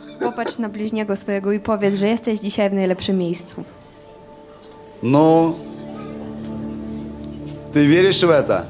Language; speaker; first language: Polish; non-native, fluent; Russian